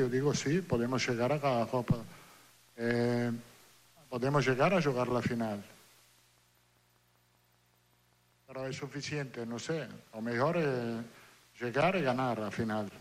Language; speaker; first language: Portuguese; non-native, learner; Italian